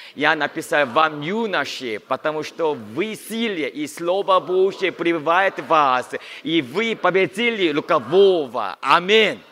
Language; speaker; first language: Russian; non-native, learner; Korean